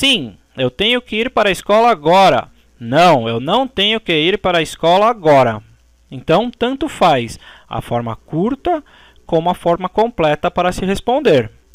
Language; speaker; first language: Portuguese; native; Portuguese